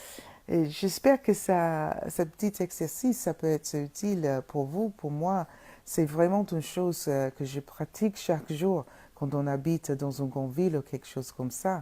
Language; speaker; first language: French; non-native, fluent; English